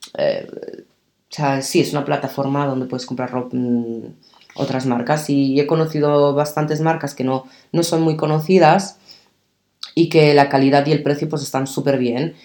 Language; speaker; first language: Spanish; early bilingual, other home language; Arabic